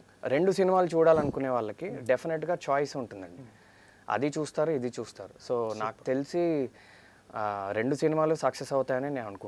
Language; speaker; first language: Telugu; native; Telugu